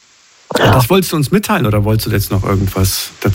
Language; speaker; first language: German; native; German